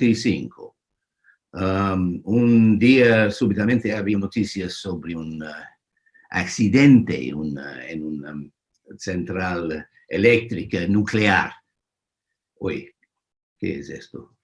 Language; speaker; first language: Spanish; non-native, fluent; English